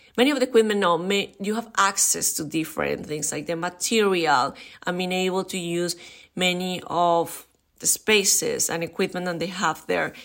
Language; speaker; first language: English; non-native, fluent; Spanish